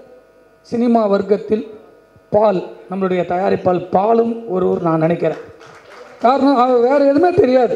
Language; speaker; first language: Tamil; native; Tamil